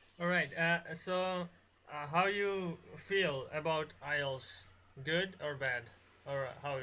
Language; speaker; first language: English; non-native, learner; Bangla